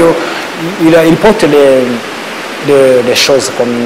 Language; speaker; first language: French; non-native, learner; Kinyarwanda